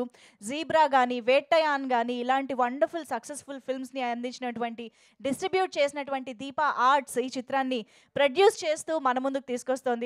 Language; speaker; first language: Telugu; native; Telugu